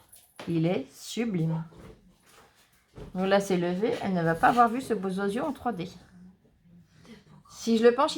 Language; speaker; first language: French; native; French